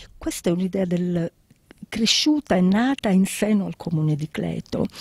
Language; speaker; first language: Italian; native; Italian